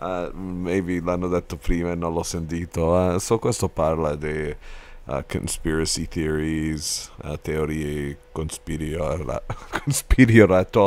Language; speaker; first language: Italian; non-native, learner; English